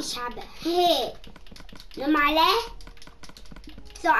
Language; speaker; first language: German; non-native, learner; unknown